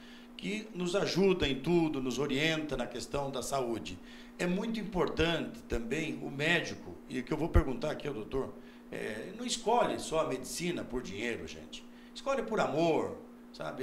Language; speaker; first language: Portuguese; native; Portuguese